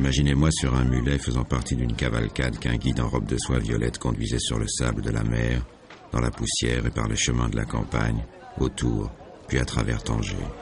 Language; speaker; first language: French; native; French